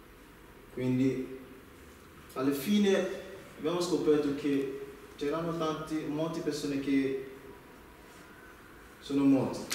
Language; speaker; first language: Italian; non-native, learner; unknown